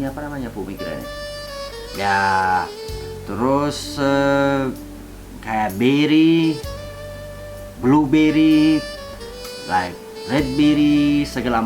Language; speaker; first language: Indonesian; non-native, fluent; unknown